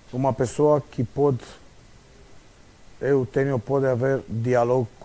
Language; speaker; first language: Portuguese; non-native, fluent; Romanian